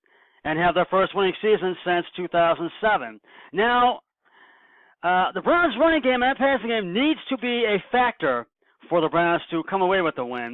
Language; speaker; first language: English; native; English